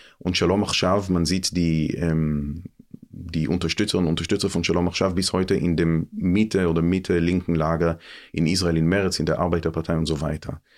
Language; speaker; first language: German; non-native, fluent; Hebrew